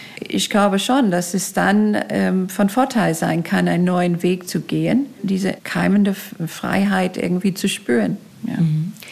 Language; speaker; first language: German; non-native, fluent; English